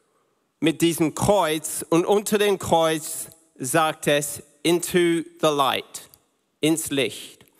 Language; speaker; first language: German; non-native, learner; English